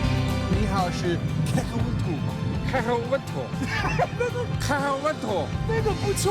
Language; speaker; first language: Chinese; native; Chinese